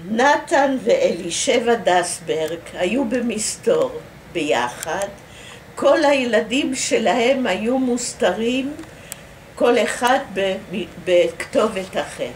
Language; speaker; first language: Hebrew; early bilingual, other home language; Dutch